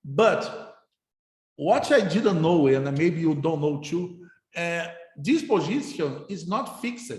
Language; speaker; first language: English; non-native, fluent; Portuguese